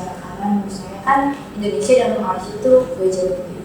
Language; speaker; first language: Indonesian; early bilingual, heritage; Indonesian